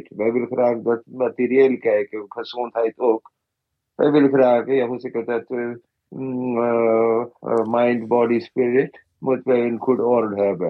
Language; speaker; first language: Dutch; non-native, fluent; Malayalam